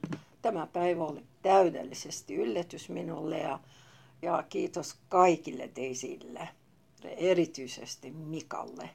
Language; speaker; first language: Finnish; non-native, fluent; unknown